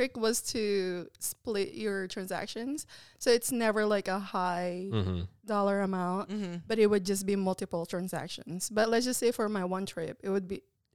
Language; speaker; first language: English; non-native, local second language; Filipino